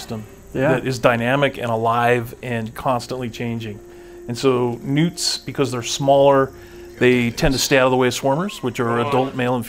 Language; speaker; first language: English; native; English